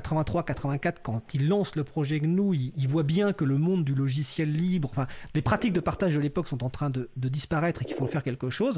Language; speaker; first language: French; native; French